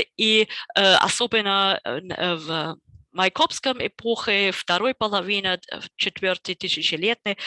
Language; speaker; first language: Russian; non-native, fluent; German